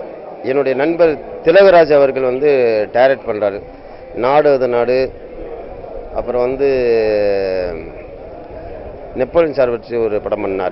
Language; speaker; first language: Tamil; native; Tamil